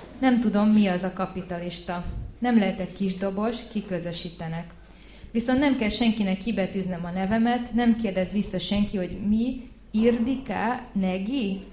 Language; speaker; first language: Hungarian; early bilingual, heritage; Hungarian